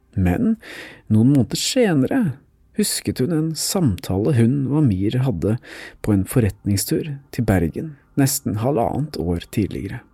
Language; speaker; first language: Norwegian; native; Norwegian